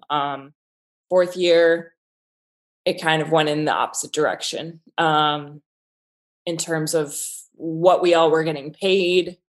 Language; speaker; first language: English; native; English